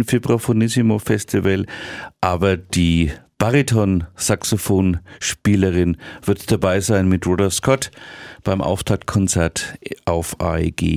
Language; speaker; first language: German; native; German